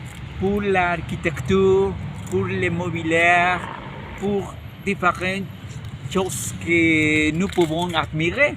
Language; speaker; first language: French; non-native, learner; Spanish